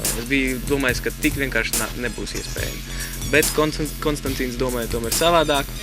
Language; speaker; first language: Latvian; non-native, local second language; Russian